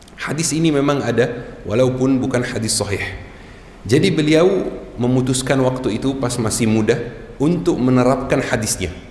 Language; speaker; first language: Indonesian; non-native, fluent; Arabic